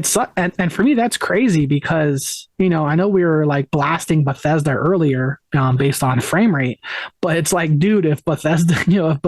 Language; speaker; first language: English; native; English